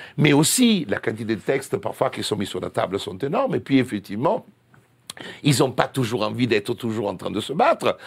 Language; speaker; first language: French; non-native, fluent; Italian